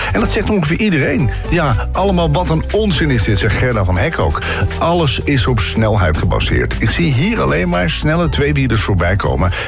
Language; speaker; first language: Dutch; native; Dutch